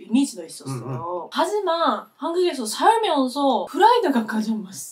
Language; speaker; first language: Korean; non-native, learner; Japanese